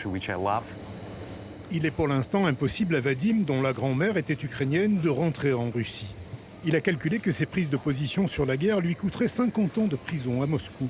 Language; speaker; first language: French; native; French